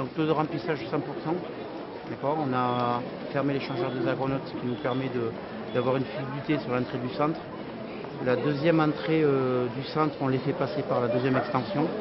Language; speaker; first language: French; native; French